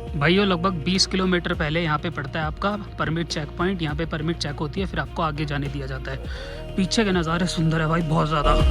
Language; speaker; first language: Hindi; native; Hindi